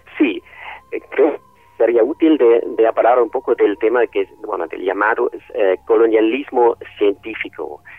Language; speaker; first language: Spanish; non-native, fluent; German